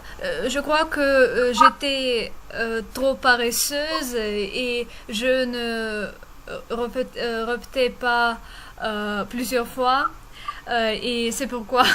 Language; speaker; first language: French; non-native, fluent; Russian